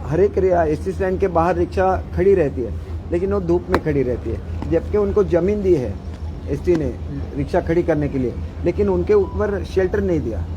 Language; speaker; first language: Hindi; non-native, local second language; Marathi